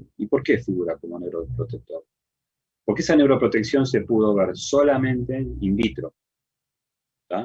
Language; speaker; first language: Spanish; native; Spanish